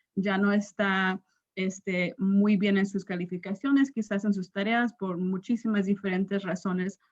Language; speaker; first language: Spanish; early bilingual, other home language; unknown